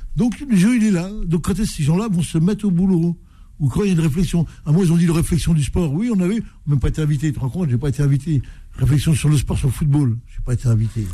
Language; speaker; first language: French; native; French